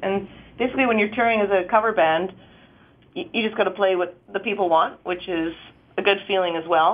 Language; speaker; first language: English; native; English